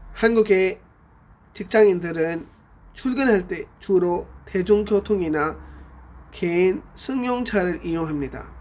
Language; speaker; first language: Korean; non-native, fluent; Urdu